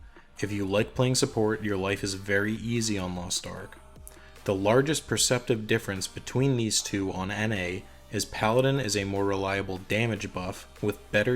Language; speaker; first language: English; native; English